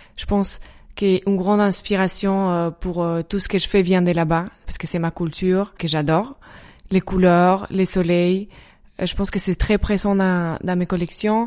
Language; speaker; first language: French; non-native, fluent; Spanish